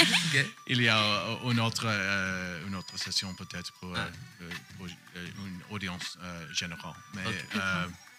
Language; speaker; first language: French; non-native, learner; English